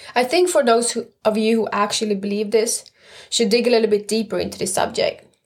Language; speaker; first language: English; non-native, fluent; Swedish